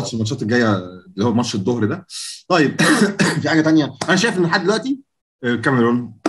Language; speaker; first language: Arabic; native; Arabic